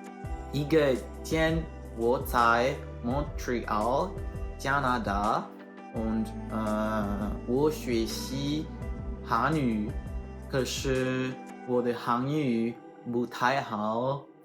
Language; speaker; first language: Chinese; non-native, learner; Spanish